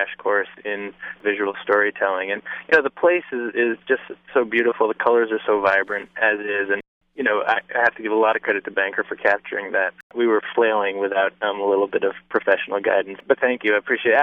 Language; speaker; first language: English; native; English